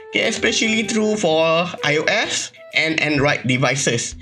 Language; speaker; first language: English; non-native, local second language; Malay